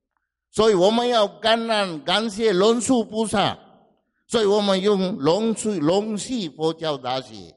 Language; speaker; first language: Chinese; non-native, fluent; Sinhala